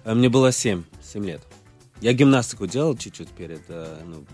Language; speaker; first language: Russian; early bilingual, other home language; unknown